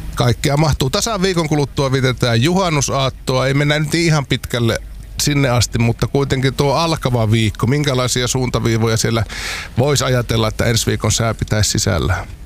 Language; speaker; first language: Finnish; native; Finnish